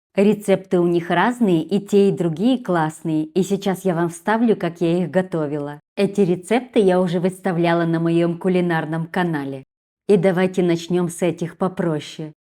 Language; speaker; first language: Russian; native; Russian